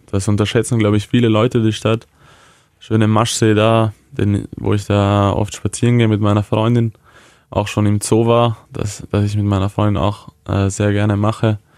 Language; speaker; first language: German; early bilingual, other home language; Croatian